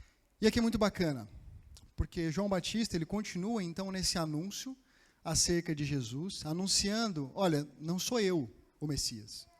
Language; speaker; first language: Portuguese; native; Portuguese